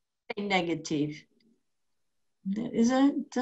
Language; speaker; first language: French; non-native, learner; English